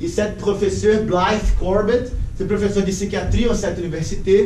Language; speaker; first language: French; non-native, learner; Portuguese